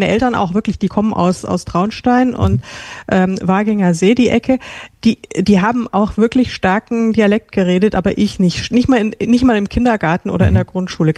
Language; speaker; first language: German; native; German